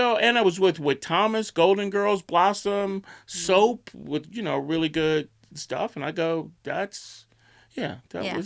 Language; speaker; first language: English; native; English